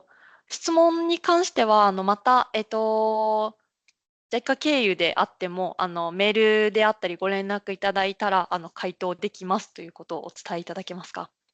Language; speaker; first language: Japanese; native; Japanese